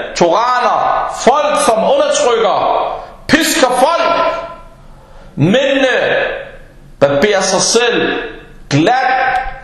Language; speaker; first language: Danish; early bilingual, other home language; Arabic